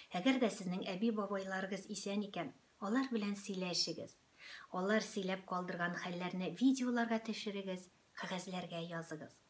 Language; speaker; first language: Tatar; native; Tatar